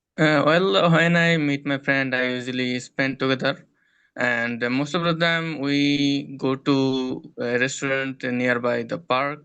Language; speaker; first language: English; non-native, learner; Bangla